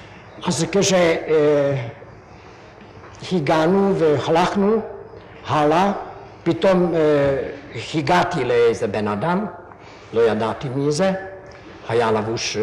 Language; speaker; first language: Hebrew; non-native, fluent; Hungarian